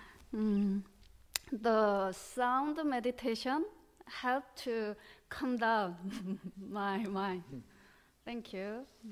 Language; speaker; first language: English; non-native, learner; Korean